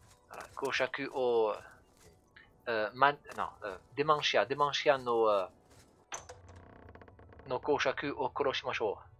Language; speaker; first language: Japanese; non-native, learner; French